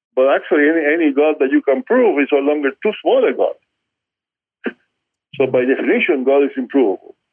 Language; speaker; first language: English; non-native, fluent; Spanish